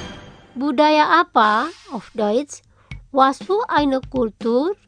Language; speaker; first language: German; non-native, fluent; Indonesian